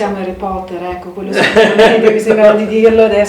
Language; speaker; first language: Italian; native; Italian